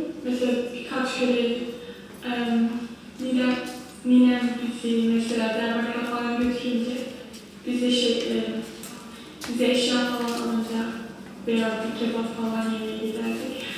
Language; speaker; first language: Turkish; early bilingual, heritage; Kurdish